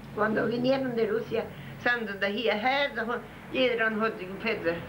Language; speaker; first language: Spanish; non-native, local second language; German